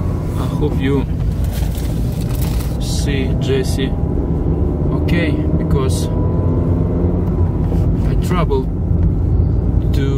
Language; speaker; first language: English; non-native, learner; Russian